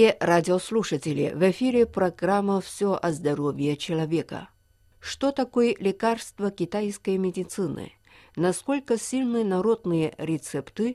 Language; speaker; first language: Russian; non-native, fluent; Chinese